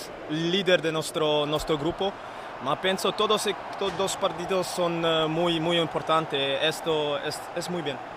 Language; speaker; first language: Spanish; non-native, learner; French